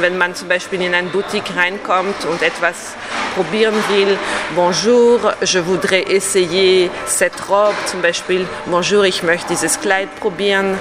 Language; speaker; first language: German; non-native, fluent; French